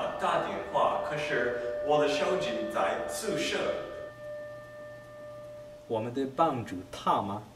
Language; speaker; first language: Chinese; non-native, learner; English